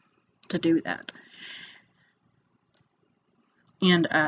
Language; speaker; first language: English; native; English